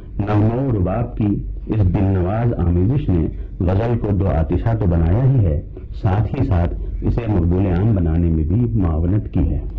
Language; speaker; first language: Urdu; native; Urdu